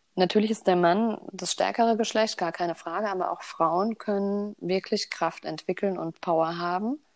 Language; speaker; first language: German; native; German